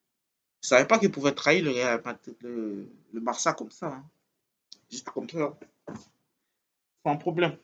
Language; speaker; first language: French; native; French